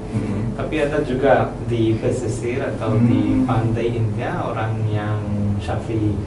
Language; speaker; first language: Indonesian; non-native, learner; Malayalam